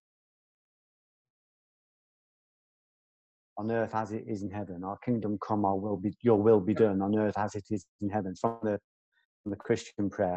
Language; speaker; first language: English; native; English